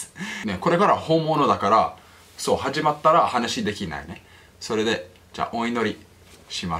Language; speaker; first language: Japanese; non-native, fluent; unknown